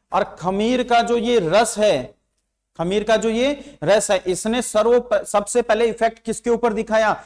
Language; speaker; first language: Hindi; native; Hindi